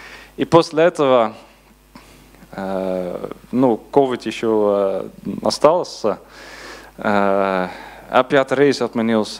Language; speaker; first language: Russian; non-native, learner; Dutch